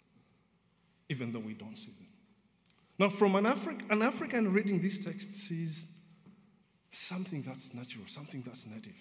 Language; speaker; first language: English; non-native, local second language; Nyanja